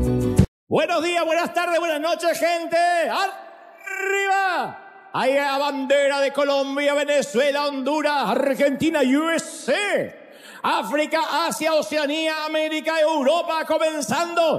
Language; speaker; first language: Spanish; native; Spanish